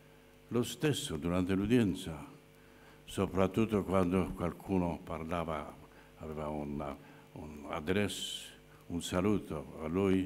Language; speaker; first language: Italian; non-native, fluent; Polish